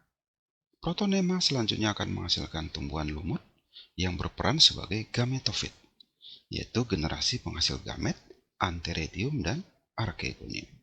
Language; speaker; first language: Indonesian; native; Indonesian